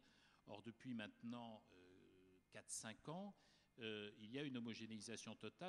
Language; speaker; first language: French; native; French